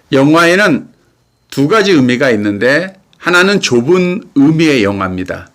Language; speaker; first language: Korean; native; Korean